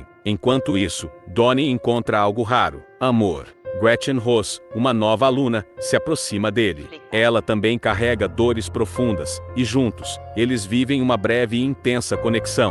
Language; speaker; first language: Portuguese; native; Portuguese